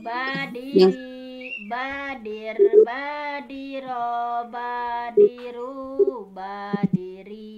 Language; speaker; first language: Indonesian; native; Indonesian